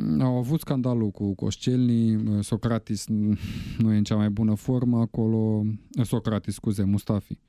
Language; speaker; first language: Romanian; native; Romanian